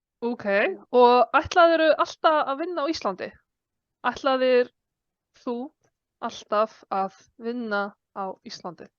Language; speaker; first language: Icelandic; non-native, fluent; Polish